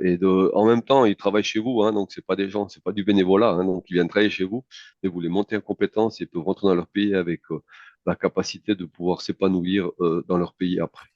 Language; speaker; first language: French; native; French